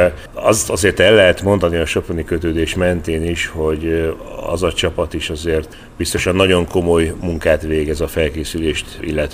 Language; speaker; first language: Hungarian; native; Hungarian